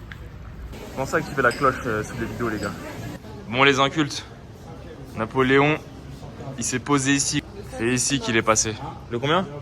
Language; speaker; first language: French; native; French